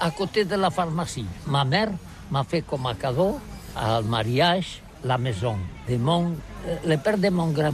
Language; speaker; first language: French; non-native, learner; Catalan